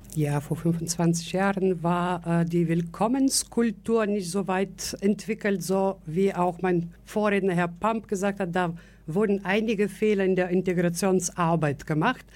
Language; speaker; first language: German; non-native, fluent; Bulgarian